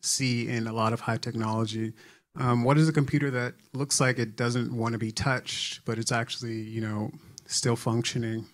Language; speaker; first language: English; native; English